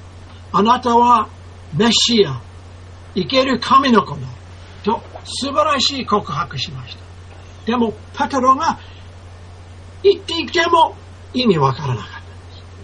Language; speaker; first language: Japanese; non-native, fluent; English